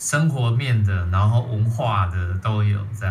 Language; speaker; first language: Chinese; native; Chinese